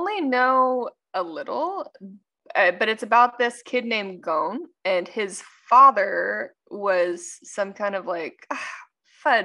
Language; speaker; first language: English; native; English